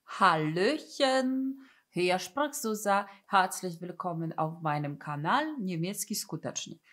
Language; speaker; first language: German; non-native, fluent; Polish